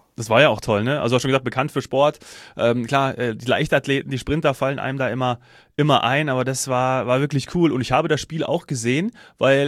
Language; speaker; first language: German; native; German